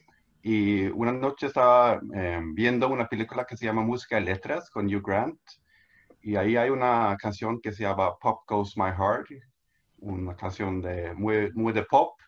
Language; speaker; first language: Spanish; non-native, fluent; Swedish